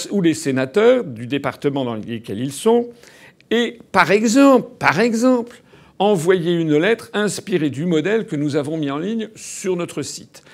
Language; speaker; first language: French; native; French